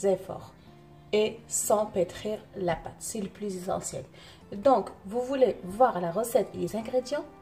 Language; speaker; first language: French; non-native, local second language; Arabic